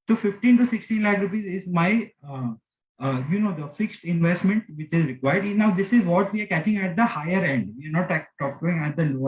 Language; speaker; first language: English; non-native, local second language; Hindi